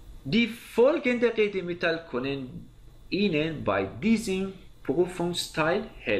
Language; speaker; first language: German; non-native, fluent; Persian